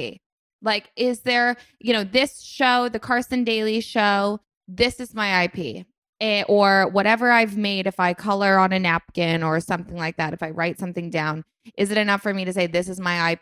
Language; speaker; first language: English; native; English